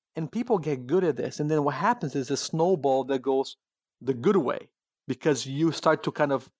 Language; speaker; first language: English; non-native, fluent; Portuguese